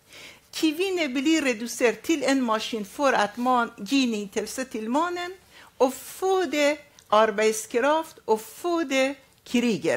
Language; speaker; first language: Norwegian; non-native, fluent; Arabic